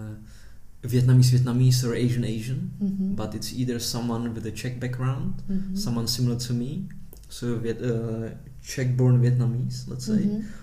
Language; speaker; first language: English; early bilingual, heritage; Czech